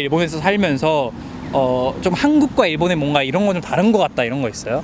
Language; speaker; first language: Korean; native; Korean